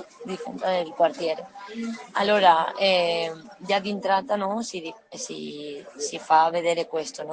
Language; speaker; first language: Italian; non-native, learner; Spanish